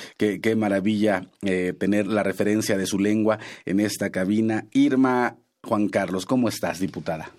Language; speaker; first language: Spanish; non-native, local second language; Nahuatl languages